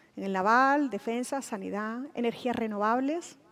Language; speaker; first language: Spanish; native; Spanish